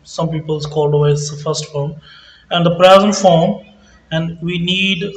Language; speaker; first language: English; non-native, local second language; Punjabi